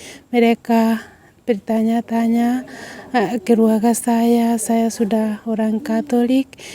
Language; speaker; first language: Indonesian; non-native, learner; Swahili